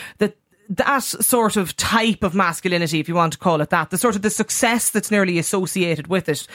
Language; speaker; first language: English; native; English